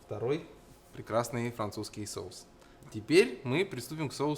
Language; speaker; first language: Russian; native; Russian